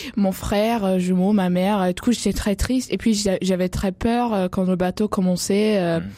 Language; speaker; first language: French; non-native, fluent; English